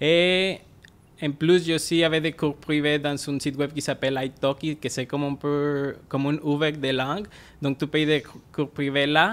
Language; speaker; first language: French; non-native, fluent; Spanish